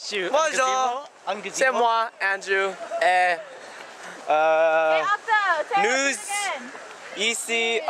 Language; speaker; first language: French; non-native, learner; English